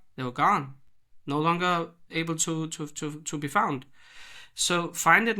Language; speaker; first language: English; non-native, fluent; Danish